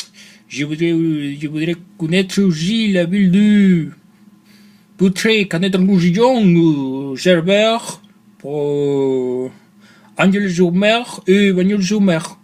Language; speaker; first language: French; non-native, learner; Spanish